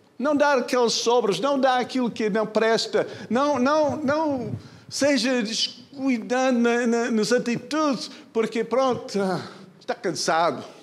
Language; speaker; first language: Portuguese; non-native, fluent; English